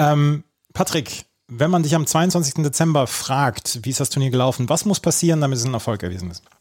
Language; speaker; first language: German; native; German